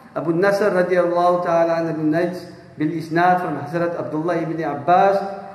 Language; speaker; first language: English; native; English